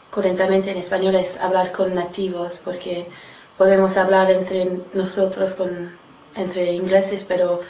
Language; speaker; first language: Spanish; non-native, learner; English